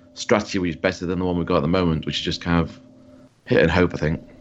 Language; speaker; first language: English; native; English